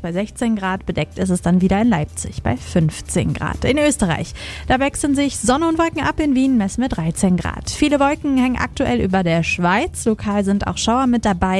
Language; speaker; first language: German; native; German